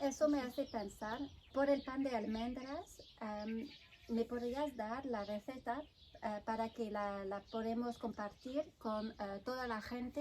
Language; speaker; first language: Spanish; non-native, fluent; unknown